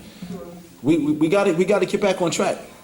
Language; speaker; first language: English; native; English